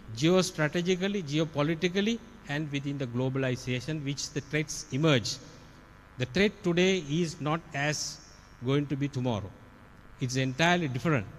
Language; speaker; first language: English; non-native, local second language; Sinhala